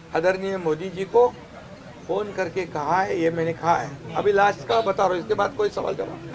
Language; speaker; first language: Hindi; non-native, local second language; Marathi